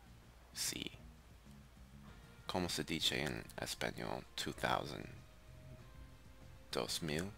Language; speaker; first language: Spanish; non-native, learner; English